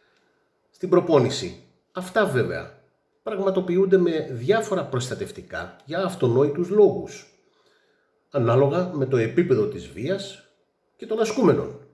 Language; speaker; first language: Greek; native; Greek